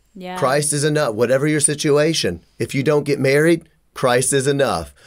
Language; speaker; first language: English; native; English